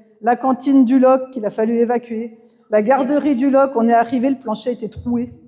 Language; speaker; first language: French; native; French